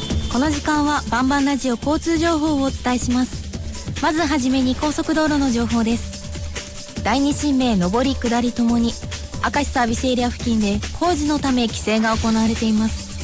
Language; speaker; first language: Japanese; native; Japanese